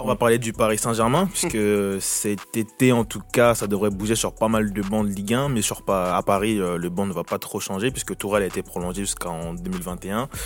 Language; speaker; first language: French; native; French